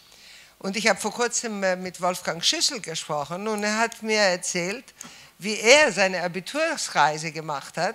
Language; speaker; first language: German; non-native, fluent; Greek